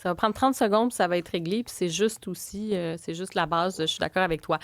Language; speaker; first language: French; native; French